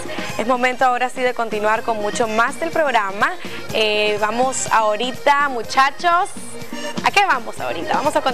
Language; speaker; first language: Spanish; native; Spanish